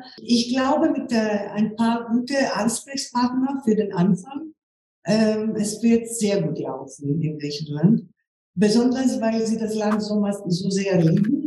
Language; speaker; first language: German; non-native, fluent; Greek